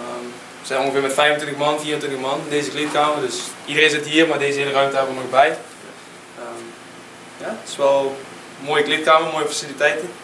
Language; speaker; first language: Dutch; native; Dutch